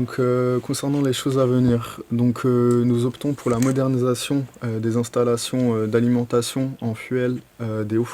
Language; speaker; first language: French; native; French